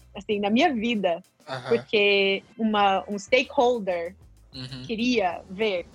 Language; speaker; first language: Portuguese; non-native, fluent; English